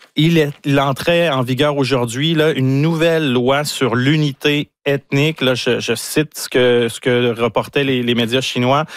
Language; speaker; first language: French; native; French